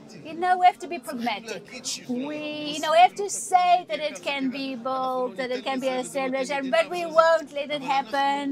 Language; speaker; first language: English; non-native, fluent; Hebrew